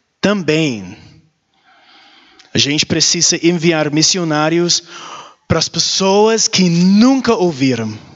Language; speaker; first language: Portuguese; non-native, learner; English